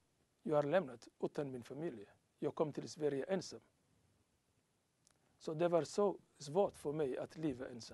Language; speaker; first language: Swedish; non-native, learner; Somali